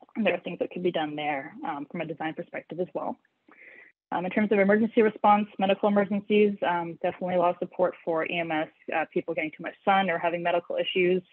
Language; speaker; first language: English; native; English